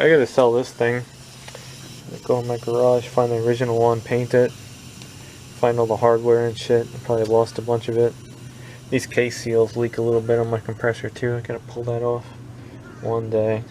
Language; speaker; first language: English; native; English